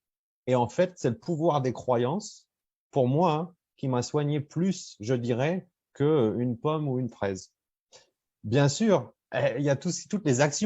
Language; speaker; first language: French; native; French